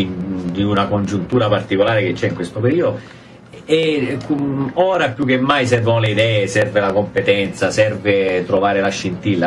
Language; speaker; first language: Italian; native; Italian